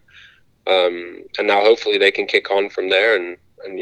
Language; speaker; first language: English; native; English